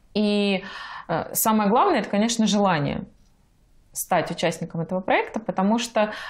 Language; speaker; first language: Russian; native; Russian